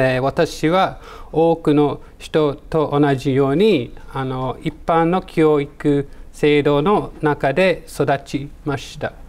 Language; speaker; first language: Japanese; non-native, learner; English